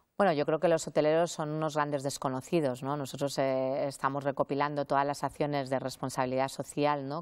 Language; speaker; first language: Spanish; native; Spanish